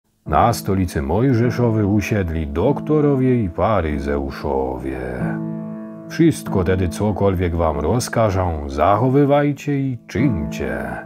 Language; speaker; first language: Polish; native; Polish